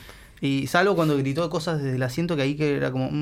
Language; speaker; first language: Spanish; native; Spanish